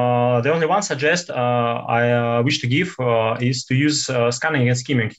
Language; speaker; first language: English; non-native, fluent; Russian